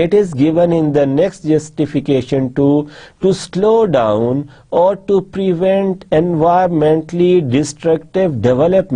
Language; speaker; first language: English; non-native, local second language; Urdu